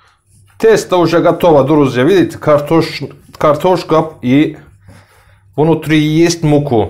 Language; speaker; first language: Russian; non-native, learner; Turkish